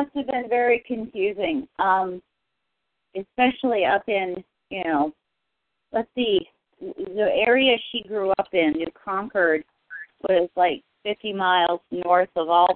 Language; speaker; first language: English; native; English